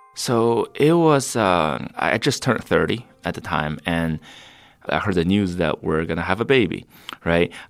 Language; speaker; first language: English; non-native, fluent; Chinese